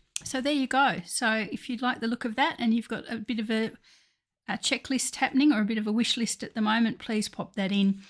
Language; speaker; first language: English; native; English